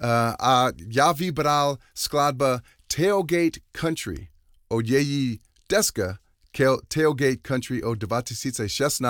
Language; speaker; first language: Czech; non-native, learner; English